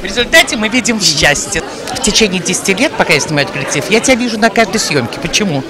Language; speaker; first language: Russian; native; Russian